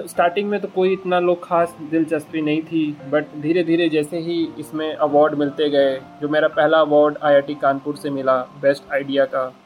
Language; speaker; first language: Hindi; native; Hindi